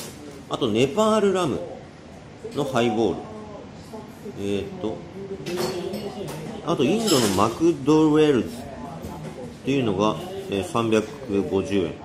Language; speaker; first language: Japanese; native; Japanese